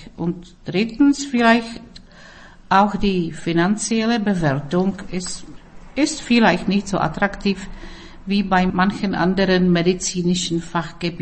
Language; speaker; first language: German; non-native, fluent; Czech